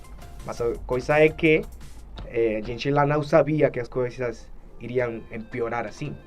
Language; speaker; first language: Portuguese; non-native, fluent; Spanish